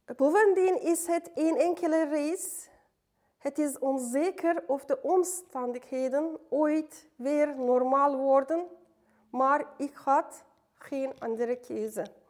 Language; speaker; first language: Dutch; non-native, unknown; Turkish